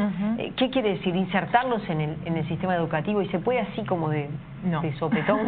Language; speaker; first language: Spanish; native; Spanish